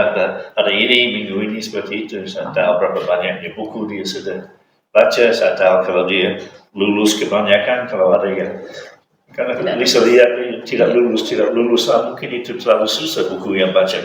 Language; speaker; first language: Indonesian; non-native, fluent; English